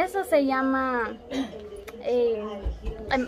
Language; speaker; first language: Spanish; non-native, local second language; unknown